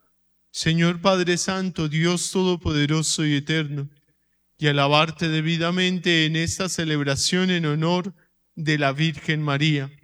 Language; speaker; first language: Spanish; native; Spanish